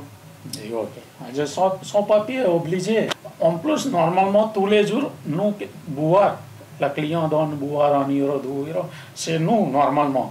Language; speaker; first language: French; non-native, learner; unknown